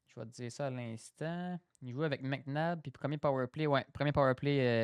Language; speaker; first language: French; native; French